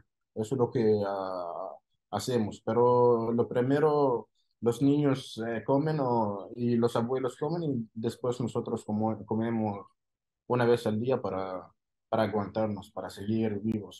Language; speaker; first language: Spanish; non-native, fluent; Arabic